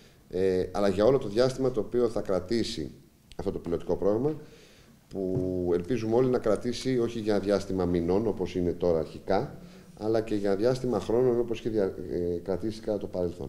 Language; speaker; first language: Greek; native; Greek